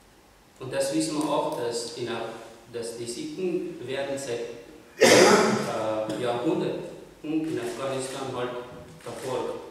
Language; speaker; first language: German; non-native, fluent; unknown